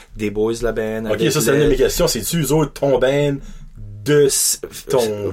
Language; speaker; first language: French; native; French